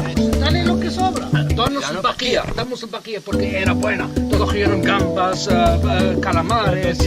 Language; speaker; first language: Spanish; non-native, fluent; Arabic